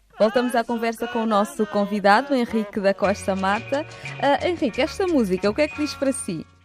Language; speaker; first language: Portuguese; native; Portuguese